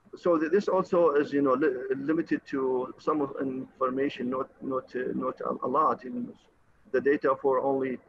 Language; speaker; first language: English; non-native, fluent; Arabic